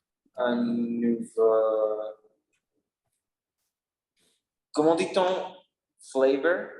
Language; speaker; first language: French; non-native, learner; Spanish